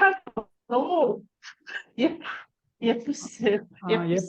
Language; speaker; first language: Korean; non-native, learner; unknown